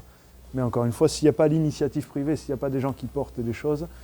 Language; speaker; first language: French; native; French